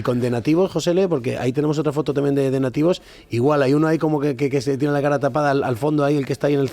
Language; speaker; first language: Spanish; native; Spanish